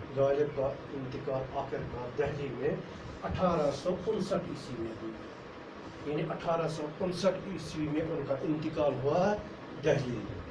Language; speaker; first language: Urdu; non-native, local second language; Kashmiri